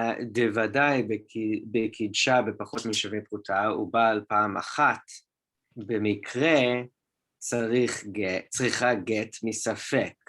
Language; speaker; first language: Hebrew; non-native, fluent; English